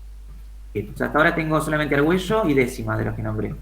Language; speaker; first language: Spanish; native; Spanish